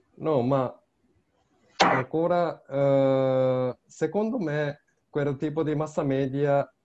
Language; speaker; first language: Italian; non-native, learner; Japanese